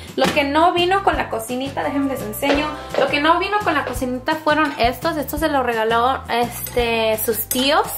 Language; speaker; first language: Spanish; early bilingual, heritage; Spanish